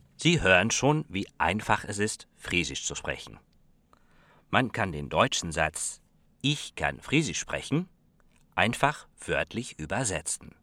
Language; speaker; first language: German; non-native, fluent; Western Frisian